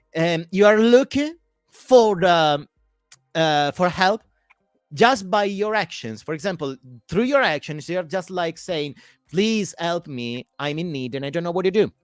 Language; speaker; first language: English; non-native, fluent; Italian